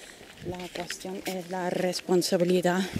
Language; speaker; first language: Spanish; non-native, fluent; German